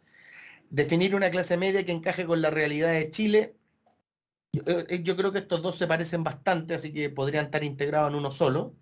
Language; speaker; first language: Spanish; native; Spanish